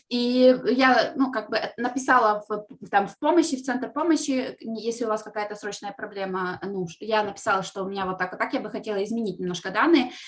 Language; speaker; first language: Russian; native; Russian